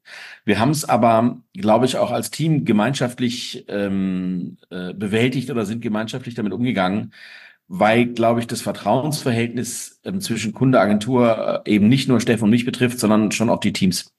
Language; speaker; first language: German; native; German